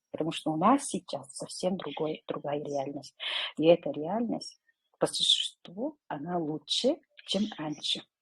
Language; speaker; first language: Russian; non-native, local second language; Yakut